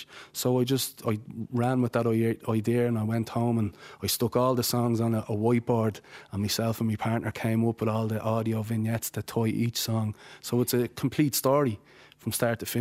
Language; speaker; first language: English; native; English